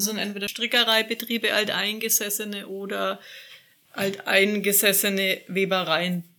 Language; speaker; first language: German; native; German